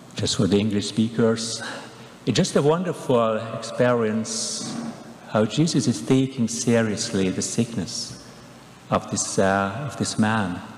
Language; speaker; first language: English; non-native, fluent; Hungarian